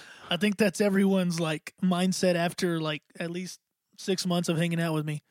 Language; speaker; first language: English; native; English